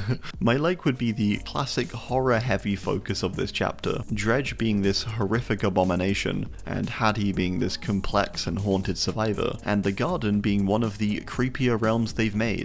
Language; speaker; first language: English; native; English